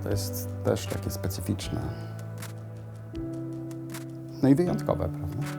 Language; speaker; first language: Polish; native; Polish